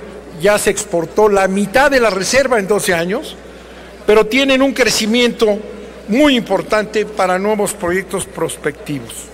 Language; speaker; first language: Spanish; native; Spanish